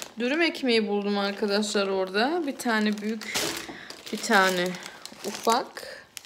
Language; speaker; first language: Turkish; early bilingual, heritage; Turkish